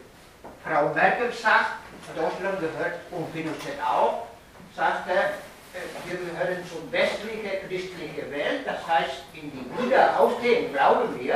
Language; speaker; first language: German; non-native, fluent; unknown